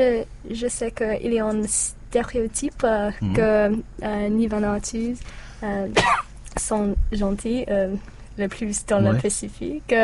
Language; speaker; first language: French; non-native, learner; English